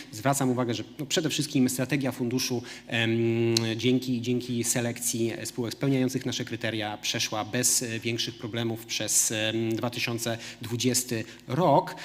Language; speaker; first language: Polish; native; Polish